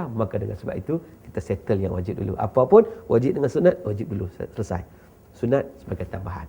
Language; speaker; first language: Malay; native; Malay